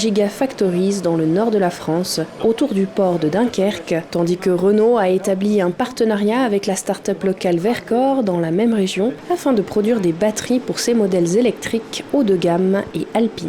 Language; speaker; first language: French; native; French